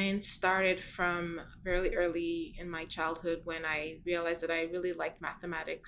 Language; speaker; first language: English; non-native, local second language; Igbo